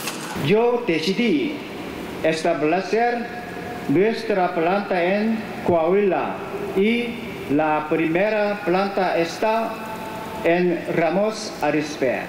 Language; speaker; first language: Spanish; non-native, learner; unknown